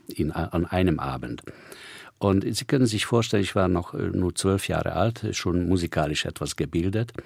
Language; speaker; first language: German; non-native, fluent; Hungarian